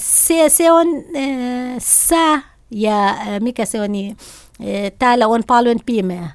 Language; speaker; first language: Finnish; non-native, learner; Kurdish